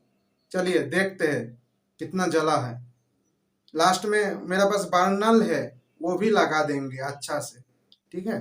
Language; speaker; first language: Hindi; non-native, local second language; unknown